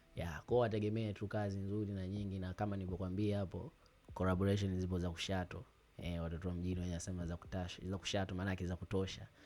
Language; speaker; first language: Swahili; native; Swahili